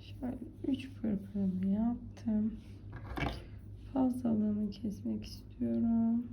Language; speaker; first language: Turkish; native; Turkish